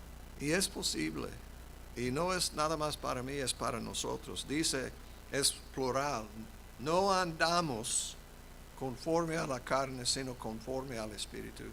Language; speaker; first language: Spanish; non-native, fluent; English